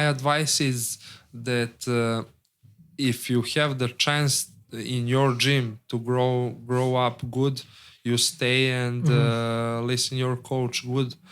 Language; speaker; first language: English; non-native, learner; Serbian